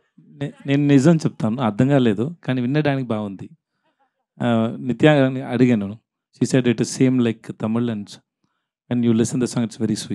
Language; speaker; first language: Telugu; non-native, learner; Tamil